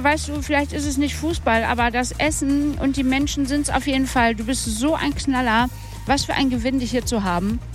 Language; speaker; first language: German; native; German